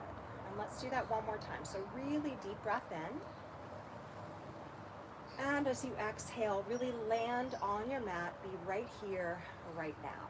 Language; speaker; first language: English; native; English